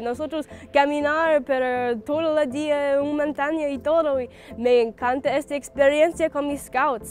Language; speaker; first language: Spanish; non-native, learner; English